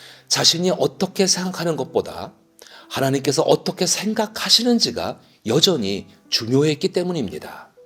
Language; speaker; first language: Korean; native; Korean